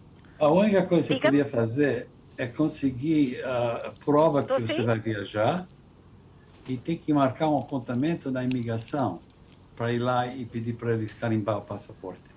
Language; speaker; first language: Portuguese; non-native, fluent; English